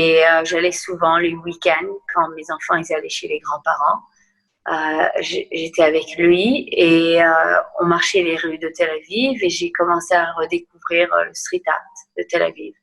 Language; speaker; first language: French; non-native, fluent; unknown